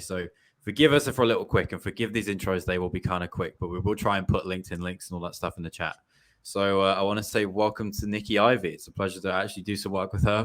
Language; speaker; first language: English; native; English